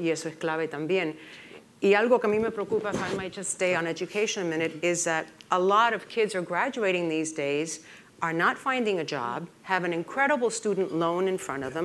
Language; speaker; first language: English; early bilingual, other home language; Spanish